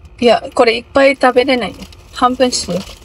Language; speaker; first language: Japanese; non-native, fluent; Filipino